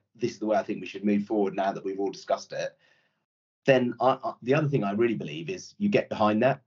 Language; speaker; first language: English; native; English